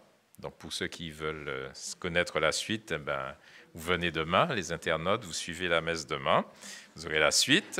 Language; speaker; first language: French; native; French